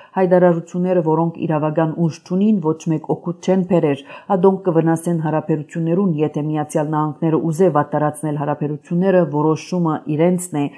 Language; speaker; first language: Armenian; native; Armenian